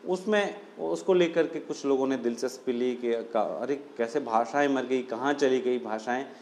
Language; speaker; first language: Hindi; non-native, local second language; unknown